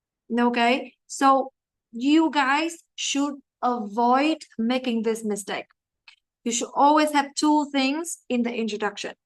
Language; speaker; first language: English; non-native, fluent; Vietnamese